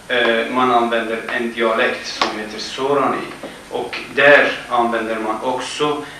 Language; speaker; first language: Swedish; non-native, fluent; Kurdish